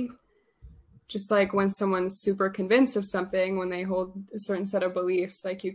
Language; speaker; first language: English; native; English